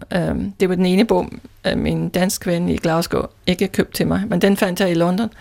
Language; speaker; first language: Danish; non-native, fluent; English